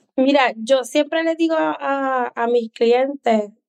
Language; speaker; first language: Spanish; native; Spanish